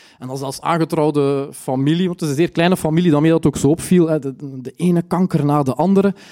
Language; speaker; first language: Dutch; native; Dutch